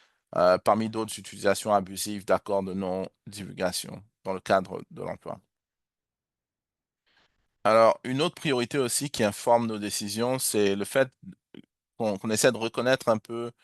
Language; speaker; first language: French; native; French